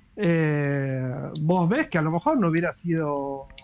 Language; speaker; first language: Spanish; native; Spanish